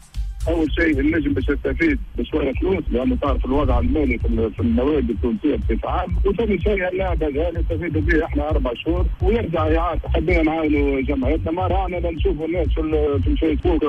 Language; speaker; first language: Arabic; native; Arabic